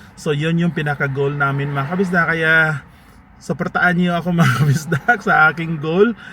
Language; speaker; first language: Filipino; non-native, local second language; Cebuano